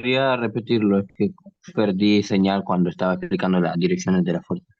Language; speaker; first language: Spanish; native; Spanish